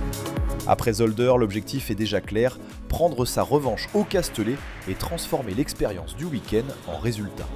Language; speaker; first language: French; native; French